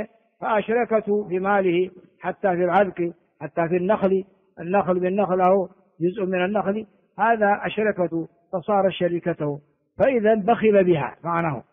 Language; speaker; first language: Arabic; non-native, fluent; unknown